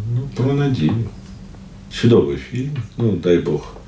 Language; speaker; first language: Ukrainian; non-native, local second language; Russian